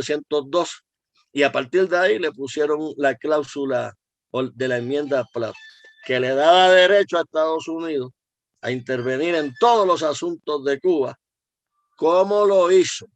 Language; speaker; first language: Spanish; native; Spanish